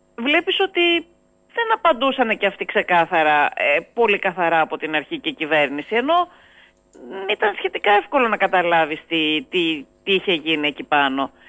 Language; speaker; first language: Greek; native; Greek